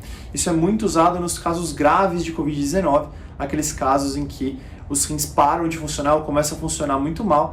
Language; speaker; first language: Portuguese; native; Portuguese